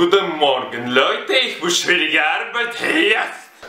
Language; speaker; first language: German; non-native, learner; Russian